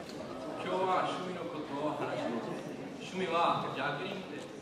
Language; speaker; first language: Japanese; non-native, learner; Spanish